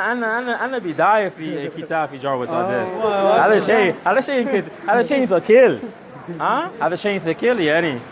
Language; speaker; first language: Arabic; non-native, learner; English